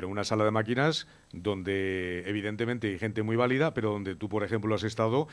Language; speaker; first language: Spanish; native; Spanish